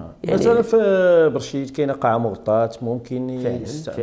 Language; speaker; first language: Arabic; native; Arabic